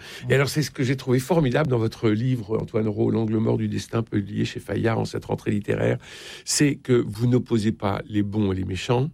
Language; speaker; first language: French; native; French